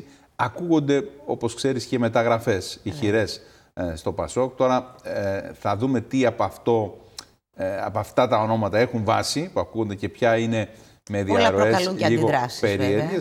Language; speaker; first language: Greek; native; Greek